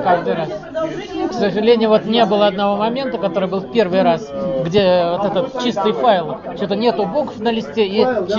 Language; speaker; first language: Russian; native; Russian